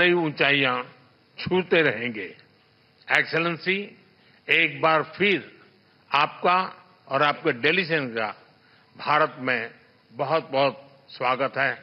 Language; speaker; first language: Hindi; native; Hindi